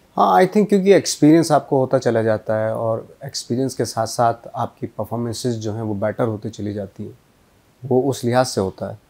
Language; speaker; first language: Hindi; native; Hindi